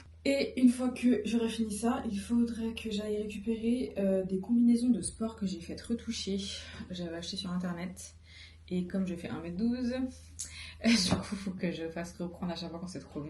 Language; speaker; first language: French; native; French